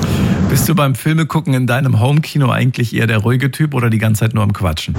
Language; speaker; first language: German; native; German